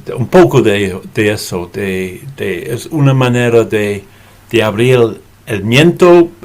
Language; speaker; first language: Spanish; non-native, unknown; English